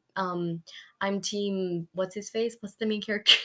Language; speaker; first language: English; native; English